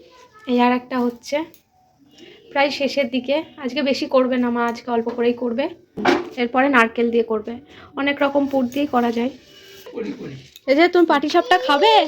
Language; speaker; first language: Bangla; native; Bangla